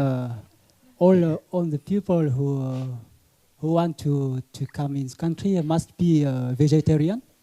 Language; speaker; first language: English; non-native, learner; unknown